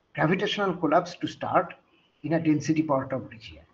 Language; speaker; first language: English; non-native, local second language; Bangla